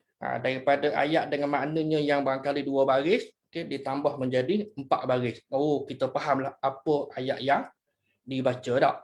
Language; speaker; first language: Malay; native; Malay